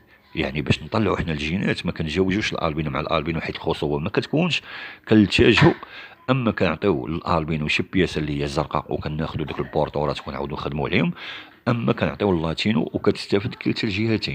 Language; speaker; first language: Arabic; native; Arabic